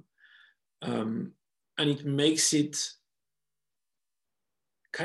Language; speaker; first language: English; non-native, fluent; French